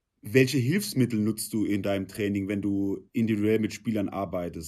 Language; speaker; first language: German; native; German